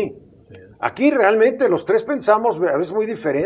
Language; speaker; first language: Spanish; native; Spanish